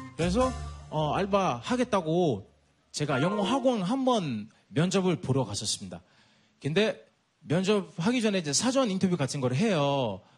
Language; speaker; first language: Korean; non-native, fluent; English